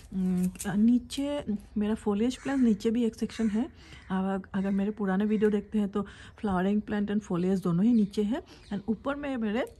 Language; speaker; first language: Hindi; non-native, local second language; Assamese